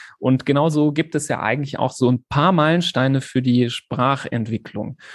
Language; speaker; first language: German; native; German